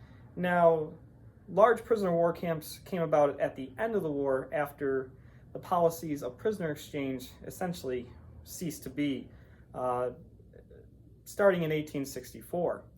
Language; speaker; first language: English; native; English